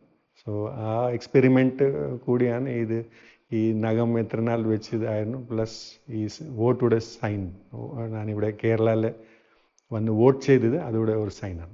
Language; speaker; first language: Malayalam; non-native, fluent; Hindi